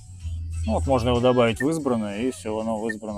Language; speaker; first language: Russian; native; Russian